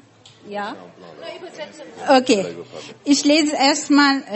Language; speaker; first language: German; non-native, fluent; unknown